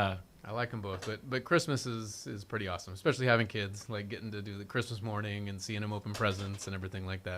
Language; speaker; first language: English; native; English